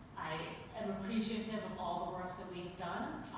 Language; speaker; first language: English; native; English